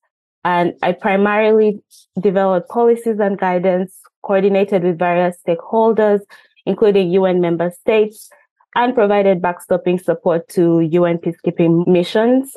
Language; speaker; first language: English; non-native, local second language; Ganda